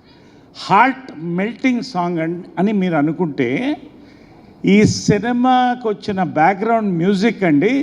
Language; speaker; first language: Telugu; native; Telugu